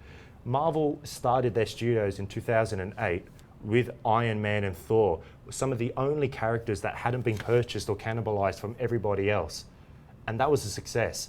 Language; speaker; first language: English; native; English